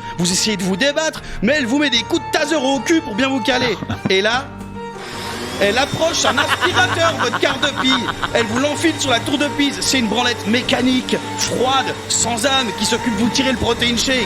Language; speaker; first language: French; native; French